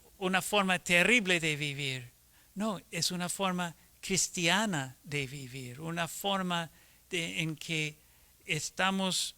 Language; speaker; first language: Spanish; non-native, fluent; English